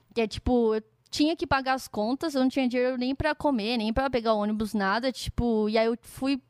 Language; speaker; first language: Portuguese; native; Portuguese